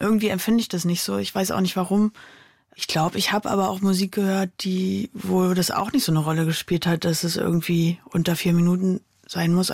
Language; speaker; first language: German; native; German